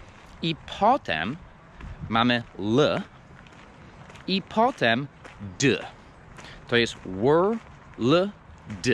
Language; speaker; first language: Polish; non-native, fluent; English